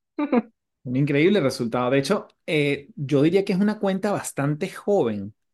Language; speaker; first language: Spanish; native; Spanish